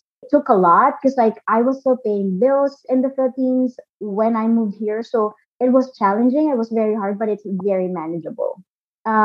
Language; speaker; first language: English; non-native, local second language; Filipino